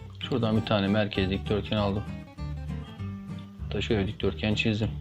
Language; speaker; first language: Turkish; native; Turkish